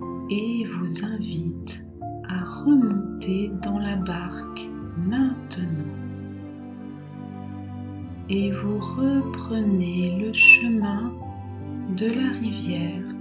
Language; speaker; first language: French; native; French